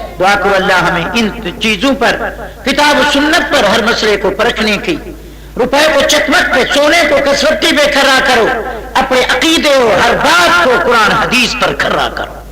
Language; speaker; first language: Urdu; non-native, local second language; Saraiki